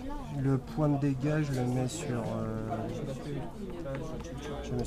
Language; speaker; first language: French; native; French